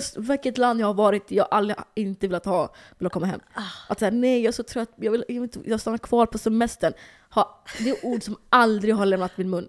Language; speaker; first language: Swedish; early bilingual, other home language; Somali